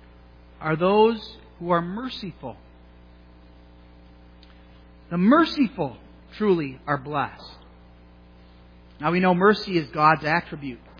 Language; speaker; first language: English; native; English